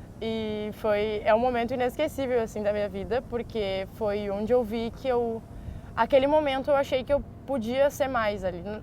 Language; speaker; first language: Portuguese; native; Portuguese